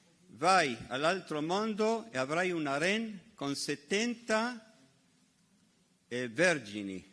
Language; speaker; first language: Italian; non-native, fluent; Hebrew